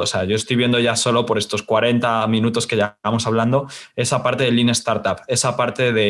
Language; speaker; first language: Spanish; native; Spanish